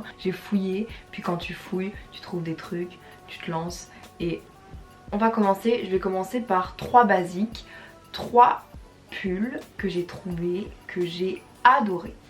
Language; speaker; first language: French; native; French